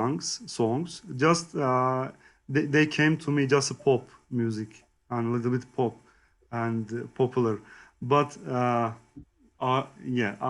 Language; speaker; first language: English; non-native, learner; Turkish